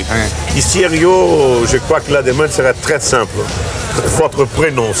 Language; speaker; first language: French; non-native, fluent; Portuguese